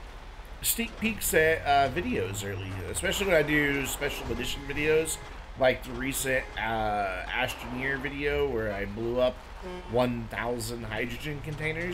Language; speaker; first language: English; native; English